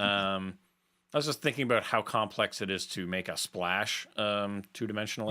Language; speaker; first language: English; native; English